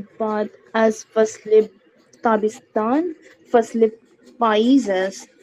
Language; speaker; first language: Persian; non-native, learner; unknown